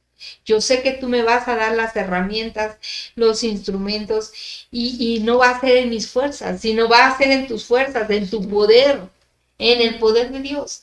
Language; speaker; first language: Spanish; native; Spanish